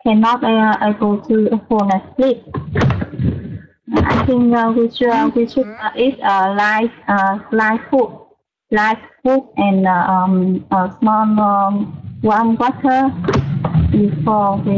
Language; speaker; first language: English; non-native, learner; Vietnamese